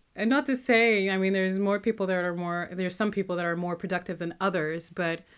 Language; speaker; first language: English; non-native, fluent; Arabic